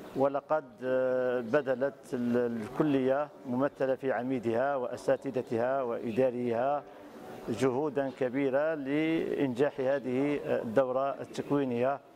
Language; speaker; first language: Arabic; native; Arabic